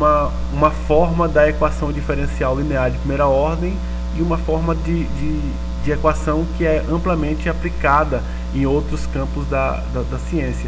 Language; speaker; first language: Portuguese; native; Portuguese